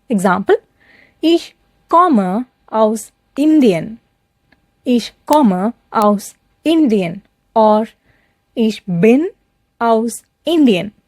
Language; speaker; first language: German; non-native, fluent; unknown